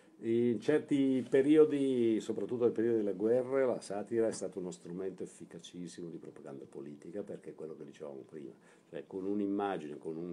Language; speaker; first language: Italian; native; Italian